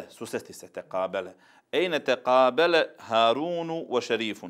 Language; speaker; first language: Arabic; non-native, fluent; Bosnian